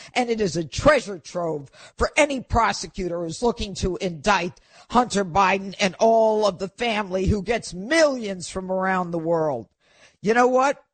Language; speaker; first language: English; native; English